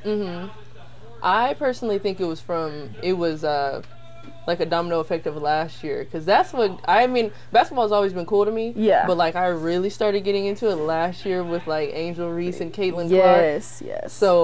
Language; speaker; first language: English; native; English